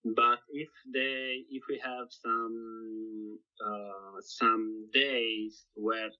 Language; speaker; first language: English; non-native, fluent; Italian